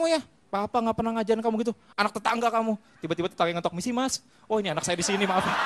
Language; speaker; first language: Indonesian; native; Indonesian